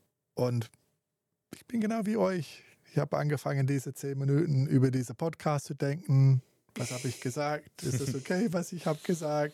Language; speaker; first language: German; non-native, fluent; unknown